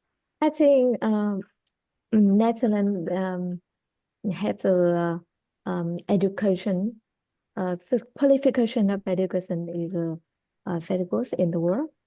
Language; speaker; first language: English; non-native, learner; Vietnamese